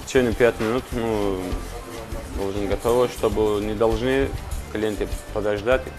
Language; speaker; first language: Russian; non-native, learner; Turkish